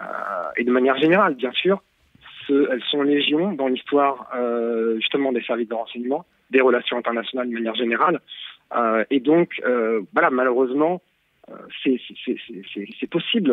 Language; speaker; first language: French; native; French